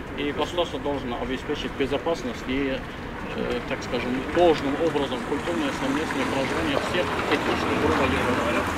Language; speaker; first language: Russian; non-native, local second language; Azerbaijani